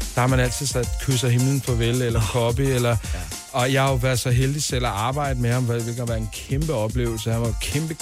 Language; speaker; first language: Danish; native; Danish